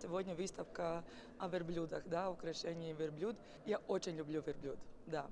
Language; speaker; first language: Russian; non-native, learner; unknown